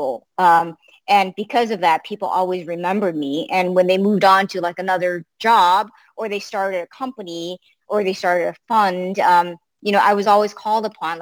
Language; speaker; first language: English; early bilingual, other home language; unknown